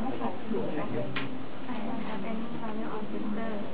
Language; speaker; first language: English; non-native, learner; Thai